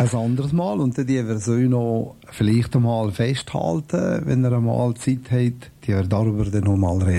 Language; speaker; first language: German; native; German